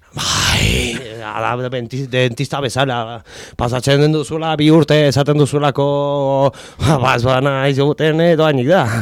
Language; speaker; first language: Basque; non-native, local second language; Spanish